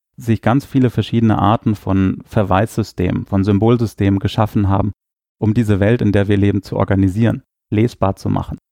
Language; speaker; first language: German; native; German